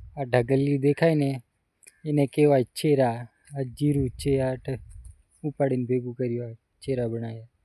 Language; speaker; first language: Gujarati; non-native, local second language; Bhili